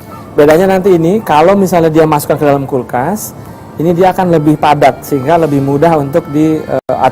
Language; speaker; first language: Indonesian; native; Indonesian